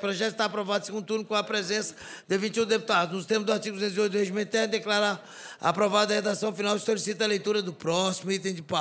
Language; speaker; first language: Portuguese; native; Portuguese